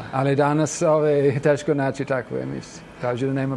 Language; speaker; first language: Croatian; non-native, fluent; English